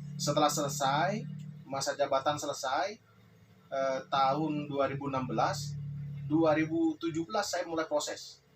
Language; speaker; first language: Indonesian; non-native, local second language; Madurese